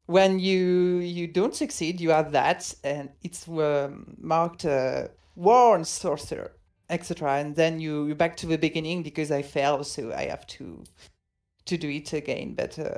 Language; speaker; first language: English; non-native, fluent; French